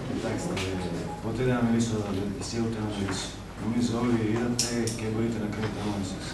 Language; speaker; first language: Greek; non-native, fluent; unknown